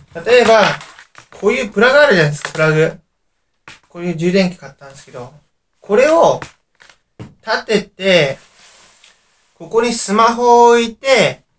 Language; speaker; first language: Japanese; native; Japanese